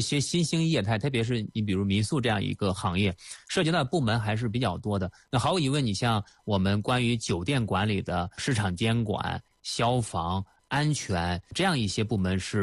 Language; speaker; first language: Chinese; native; Chinese